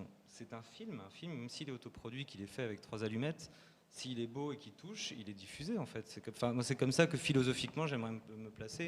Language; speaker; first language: French; native; French